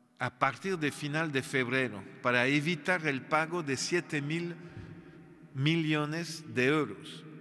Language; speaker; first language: Spanish; non-native, fluent; French